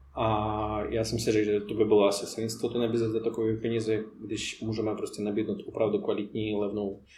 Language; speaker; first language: Czech; non-native, fluent; Russian